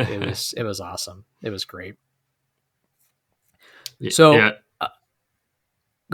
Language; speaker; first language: English; native; English